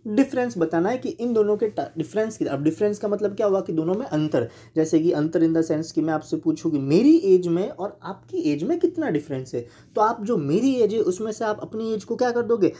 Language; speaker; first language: Hindi; non-native, local second language; Gujarati